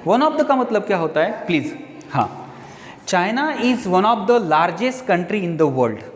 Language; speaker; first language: Hindi; non-native, local second language; Marathi